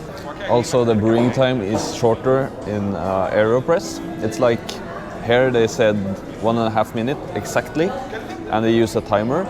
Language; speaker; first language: English; non-native, fluent; Norwegian